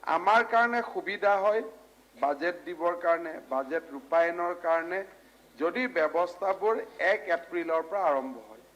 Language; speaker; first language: Assamese; native; Assamese